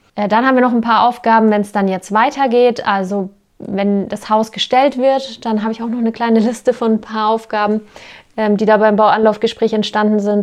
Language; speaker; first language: German; native; German